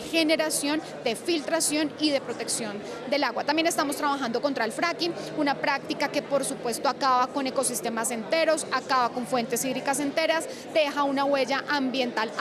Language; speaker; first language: Spanish; native; Spanish